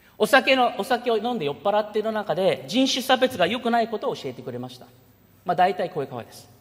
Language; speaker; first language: Japanese; early bilingual, heritage; Japanese